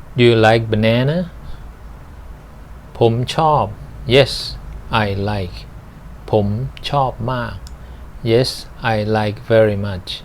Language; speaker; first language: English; non-native, learner; Thai